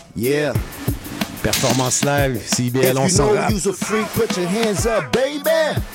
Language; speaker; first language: French; native; French